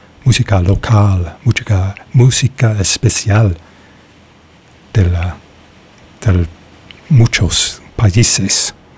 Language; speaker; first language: Spanish; non-native, learner; English